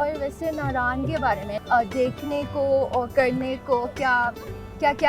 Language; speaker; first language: Hindi; non-native, fluent; Chinese